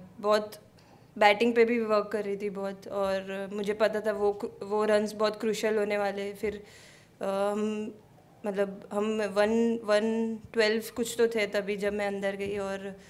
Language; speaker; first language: Hindi; native; Hindi